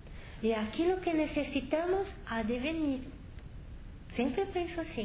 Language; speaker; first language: Spanish; non-native, fluent; Portuguese